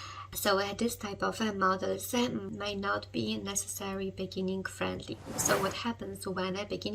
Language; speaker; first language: English; non-native, fluent; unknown